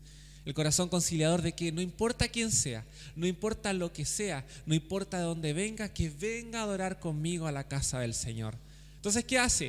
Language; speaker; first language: Spanish; native; Spanish